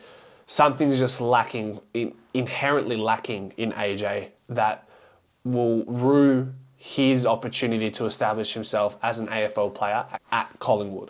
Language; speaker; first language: English; native; English